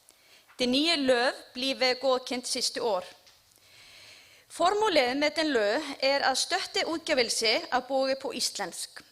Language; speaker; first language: Danish; non-native, learner; Icelandic